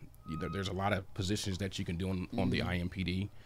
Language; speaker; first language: English; native; English